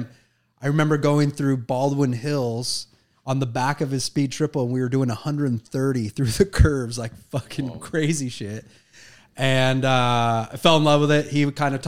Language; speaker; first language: English; native; English